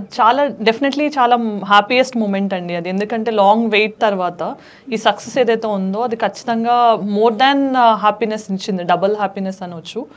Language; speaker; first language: Telugu; native; Telugu